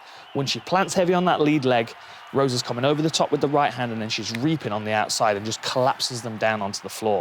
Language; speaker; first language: English; native; English